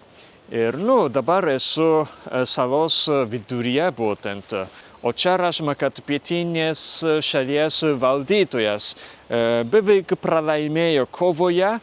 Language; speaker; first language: Lithuanian; non-native, fluent; Japanese